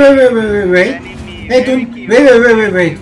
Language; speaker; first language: English; non-native, learner; Korean